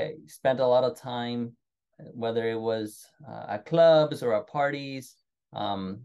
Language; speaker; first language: English; native; English